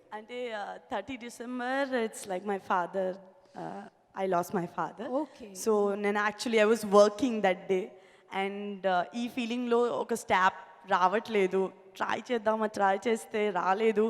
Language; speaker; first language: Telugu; non-native, learner; Gujarati